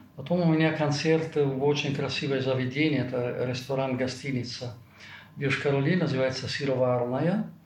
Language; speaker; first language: Russian; non-native, fluent; Italian